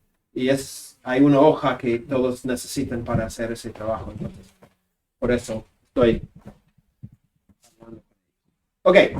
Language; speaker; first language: Spanish; non-native, fluent; English